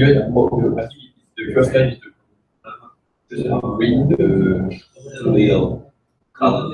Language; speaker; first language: English; non-native, learner; Chinese